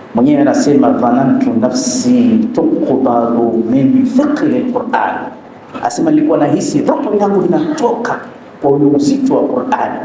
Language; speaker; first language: Swahili; native; Swahili